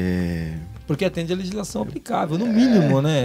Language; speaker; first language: Portuguese; native; Portuguese